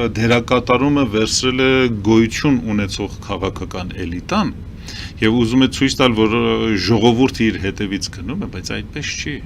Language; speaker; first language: Armenian; early bilingual, heritage; Armenian